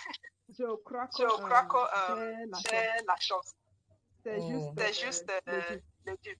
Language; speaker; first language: French; non-native, learner; Yoruba